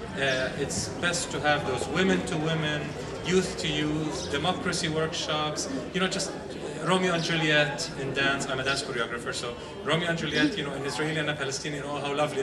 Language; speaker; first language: English; non-native, fluent; Arabic